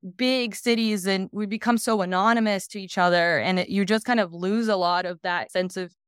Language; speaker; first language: English; non-native, fluent; Portuguese